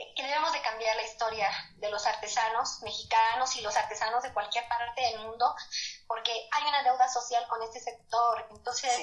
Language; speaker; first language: Spanish; native; Spanish